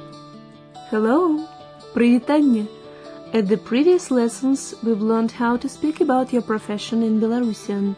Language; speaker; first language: English; non-native, fluent; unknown